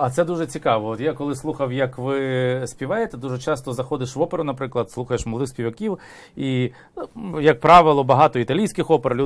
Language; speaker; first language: Ukrainian; native; Ukrainian